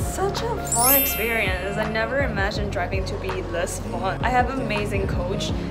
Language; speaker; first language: English; early bilingual, other home language; Chinese